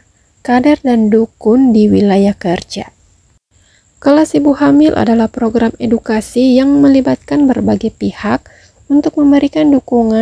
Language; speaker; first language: Indonesian; native; Indonesian